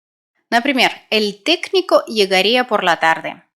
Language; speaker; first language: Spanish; non-native, fluent; Russian